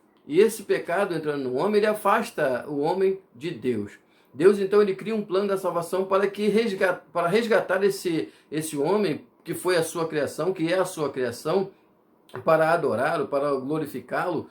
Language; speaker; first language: Portuguese; native; Portuguese